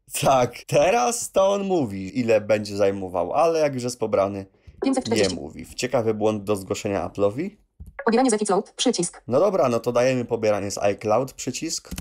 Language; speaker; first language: Polish; native; Polish